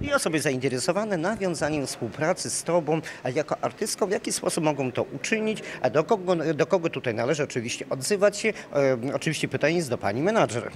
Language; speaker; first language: Polish; native; Polish